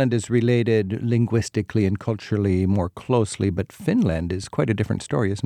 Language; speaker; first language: English; native; English